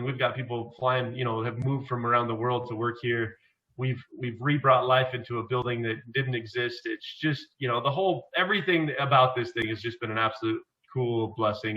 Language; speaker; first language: English; native; English